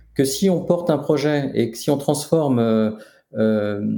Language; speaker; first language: French; native; French